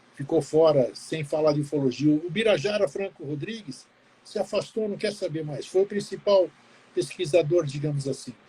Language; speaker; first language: Portuguese; early bilingual, other home language; Greek